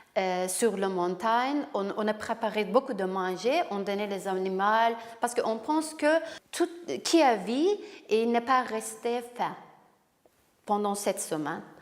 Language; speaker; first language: French; non-native, learner; Kurdish